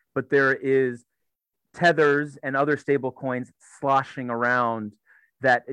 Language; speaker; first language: English; native; English